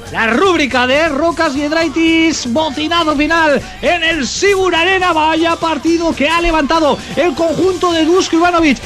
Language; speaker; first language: Spanish; native; Spanish